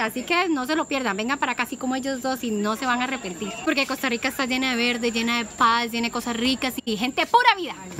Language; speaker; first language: Spanish; native; Spanish